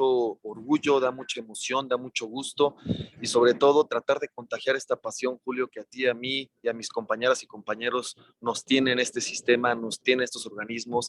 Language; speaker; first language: Spanish; native; Spanish